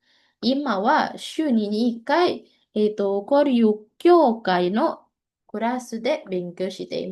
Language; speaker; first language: Japanese; non-native, fluent; Indonesian